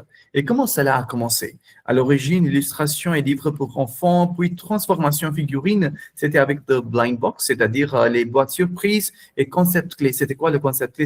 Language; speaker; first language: French; non-native, fluent; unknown